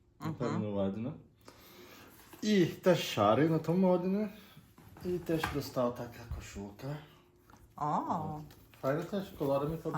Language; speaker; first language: Polish; non-native, learner; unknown